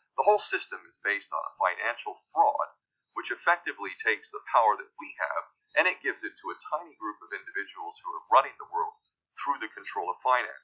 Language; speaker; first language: English; native; English